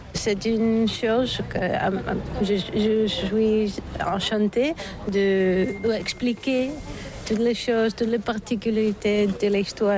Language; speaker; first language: French; non-native, learner; Bulgarian